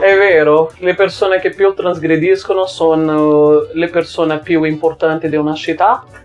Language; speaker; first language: Italian; non-native, fluent; Portuguese